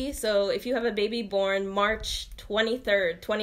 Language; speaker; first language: English; early bilingual, other home language; Arabic